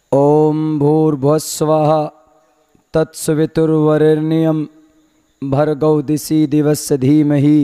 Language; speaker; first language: Hindi; native; Hindi